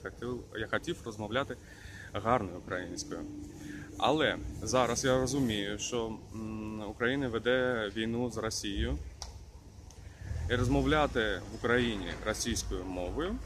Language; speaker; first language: Ukrainian; non-native, local second language; Russian